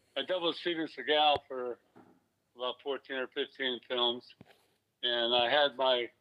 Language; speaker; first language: English; native; English